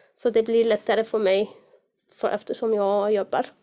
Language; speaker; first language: Swedish; non-native, fluent; Arabic